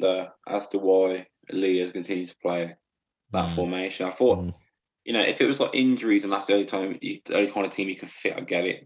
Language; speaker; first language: English; native; English